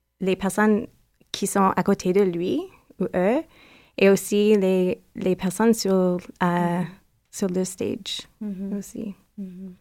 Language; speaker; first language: French; non-native, learner; English